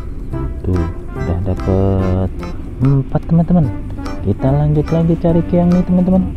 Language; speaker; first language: Indonesian; native; Indonesian